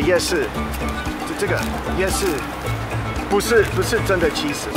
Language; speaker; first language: Chinese; non-native, learner; English